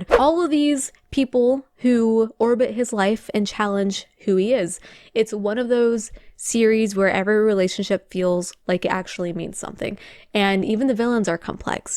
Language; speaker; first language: English; native; English